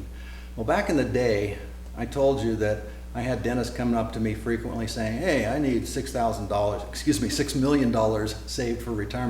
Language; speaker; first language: English; native; English